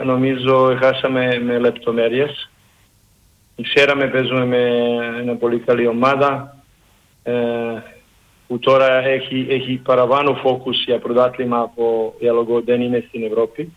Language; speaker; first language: Greek; non-native, learner; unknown